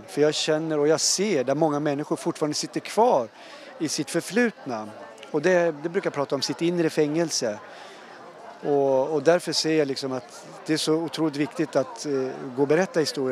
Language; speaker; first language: Swedish; early bilingual, other home language; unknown